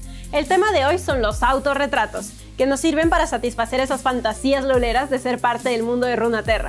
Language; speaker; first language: Spanish; native; Spanish